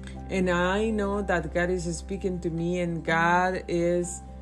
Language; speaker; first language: English; non-native, fluent; Spanish